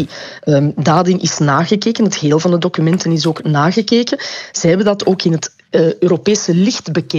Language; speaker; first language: Dutch; native; Dutch